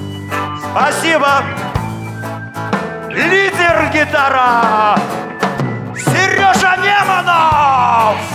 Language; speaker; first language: Russian; native; Russian